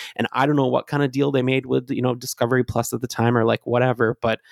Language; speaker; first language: English; native; English